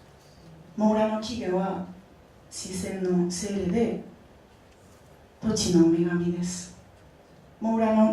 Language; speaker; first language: Japanese; non-native, fluent; Spanish